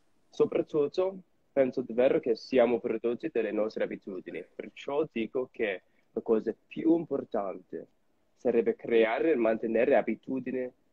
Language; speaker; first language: Italian; non-native, fluent; English